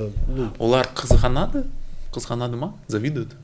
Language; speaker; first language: Kazakh; non-native, learner; Russian